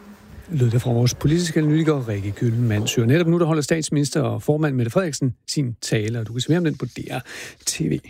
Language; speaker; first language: Danish; native; Danish